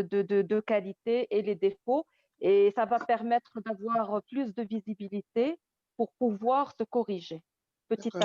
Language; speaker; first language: French; non-native, local second language; Arabic